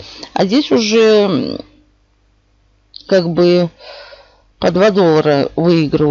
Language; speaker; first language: Russian; native; Russian